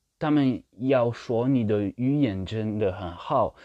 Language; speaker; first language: Chinese; non-native, learner; French